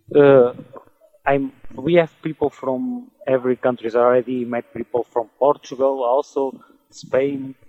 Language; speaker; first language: English; non-native, learner; Portuguese